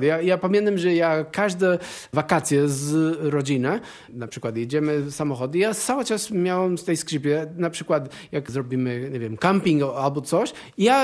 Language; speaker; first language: Polish; non-native, learner; Portuguese